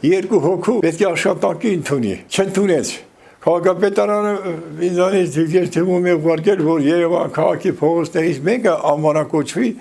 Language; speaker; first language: Armenian; non-native, local second language; Kurdish